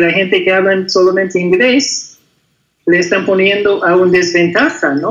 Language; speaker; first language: Spanish; non-native, fluent; English